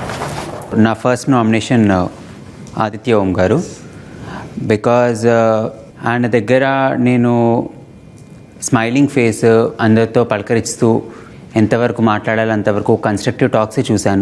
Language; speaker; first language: Telugu; native; Telugu